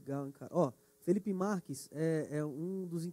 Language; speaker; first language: Portuguese; native; Portuguese